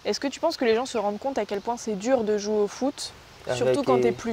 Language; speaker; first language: French; native; French